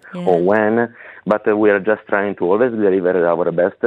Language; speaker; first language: English; non-native, learner; Italian